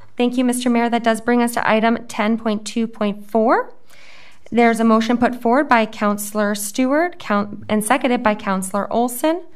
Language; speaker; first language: English; native; English